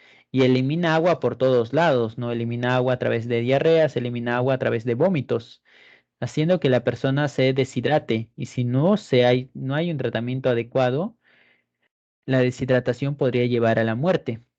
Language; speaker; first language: Spanish; native; Spanish